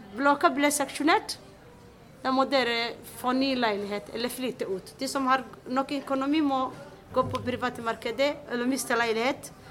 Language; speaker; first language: Norwegian; non-native, fluent; Somali